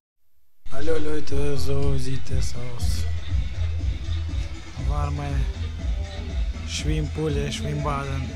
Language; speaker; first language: German; non-native, learner; Russian